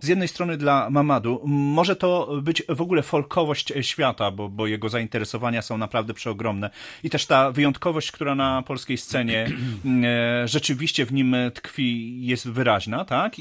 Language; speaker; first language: Polish; native; Polish